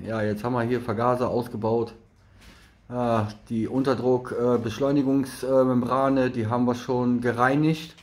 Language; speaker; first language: German; native; German